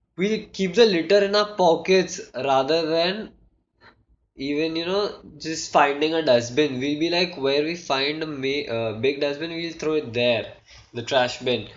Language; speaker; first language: English; non-native, local second language; Hindi